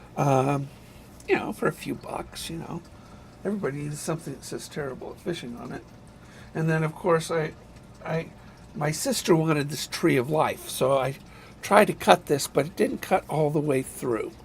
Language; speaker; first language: English; native; English